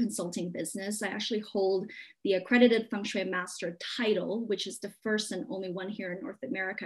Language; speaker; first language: English; non-native, local second language; Cantonese